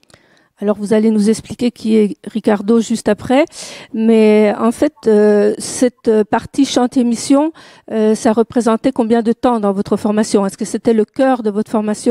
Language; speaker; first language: French; native; French